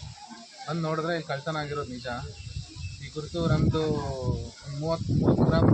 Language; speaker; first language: Kannada; native; Kannada